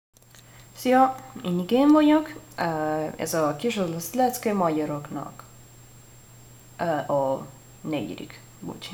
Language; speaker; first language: Hungarian; non-native, learner; Italian